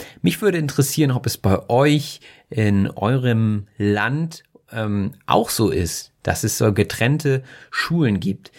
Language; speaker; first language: German; native; German